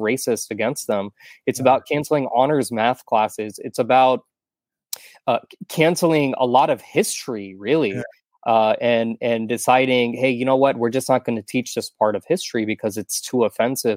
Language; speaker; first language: English; native; English